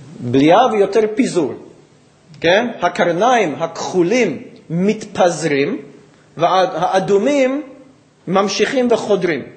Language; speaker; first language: Hebrew; non-native, fluent; English